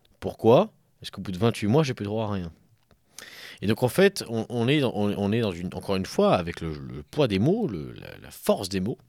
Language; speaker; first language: French; native; French